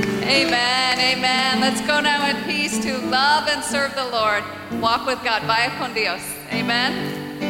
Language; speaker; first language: English; native; English